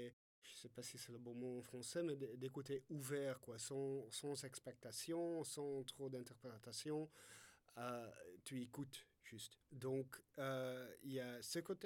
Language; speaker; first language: French; non-native, fluent; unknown